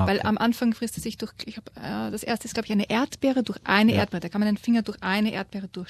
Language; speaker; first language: German; native; German